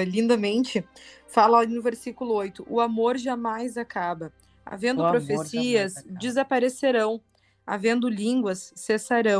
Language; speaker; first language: Portuguese; native; Portuguese